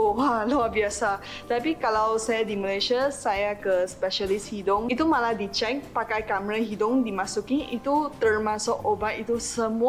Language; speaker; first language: Indonesian; non-native, fluent; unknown